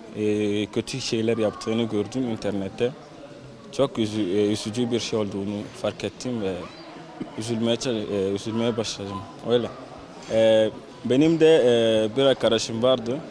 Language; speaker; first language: Turkish; non-native, fluent; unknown